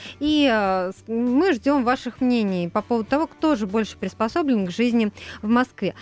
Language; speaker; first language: Russian; native; Russian